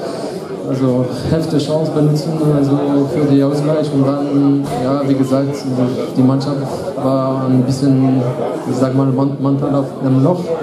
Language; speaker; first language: German; non-native, fluent; French